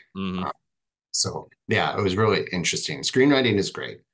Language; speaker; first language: English; native; English